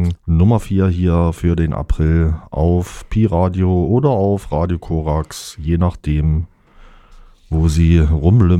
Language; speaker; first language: German; native; German